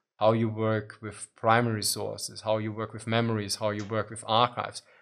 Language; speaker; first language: English; non-native, fluent; German